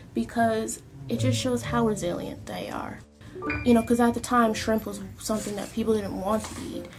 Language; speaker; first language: English; native; English